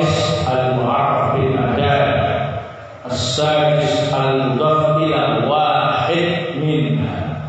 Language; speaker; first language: Arabic; non-native, fluent; Indonesian